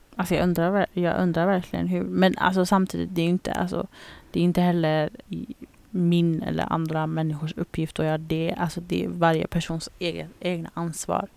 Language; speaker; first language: Swedish; early bilingual, other home language; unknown